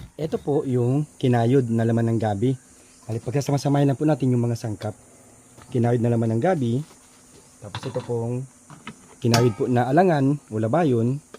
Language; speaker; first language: Filipino; native; Filipino